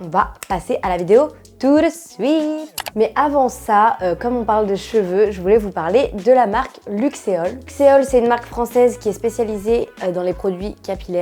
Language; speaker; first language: French; native; French